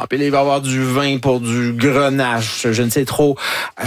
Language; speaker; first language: French; native; French